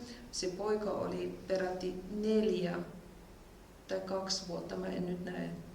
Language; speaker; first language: Finnish; non-native, fluent; German